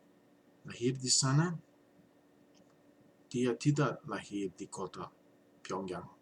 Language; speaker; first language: Indonesian; non-native, learner; English